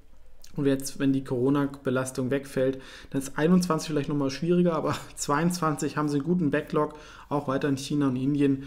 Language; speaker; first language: German; native; German